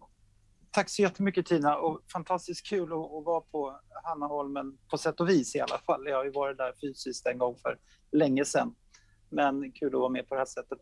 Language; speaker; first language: Swedish; native; Swedish